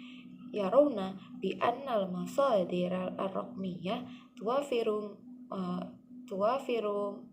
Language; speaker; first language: Arabic; non-native, learner; Indonesian